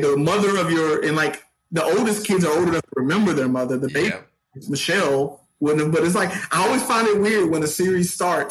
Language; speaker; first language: English; native; English